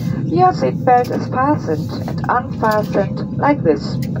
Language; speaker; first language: English; non-native, fluent; German